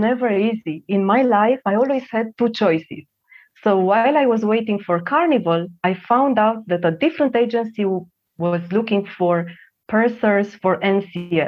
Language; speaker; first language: English; non-native, fluent; Romanian